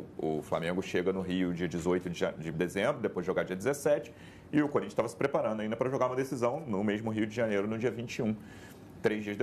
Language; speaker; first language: Portuguese; native; Portuguese